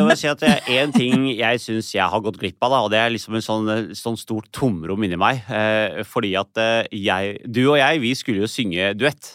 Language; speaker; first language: Norwegian; early bilingual, other home language; Punjabi